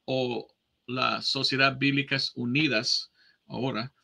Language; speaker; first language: Spanish; non-native, fluent; English